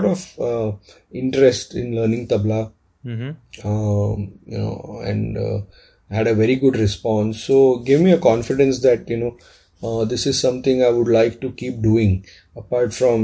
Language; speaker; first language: English; non-native, local second language; Marathi